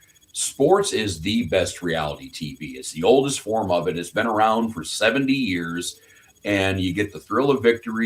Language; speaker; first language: English; native; English